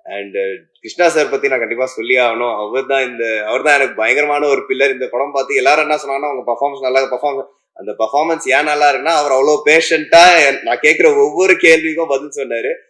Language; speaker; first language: Tamil; native; Tamil